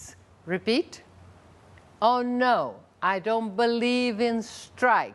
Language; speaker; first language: English; non-native, fluent; Portuguese